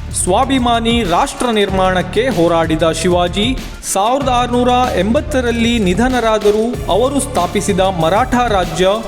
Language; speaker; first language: Kannada; native; Kannada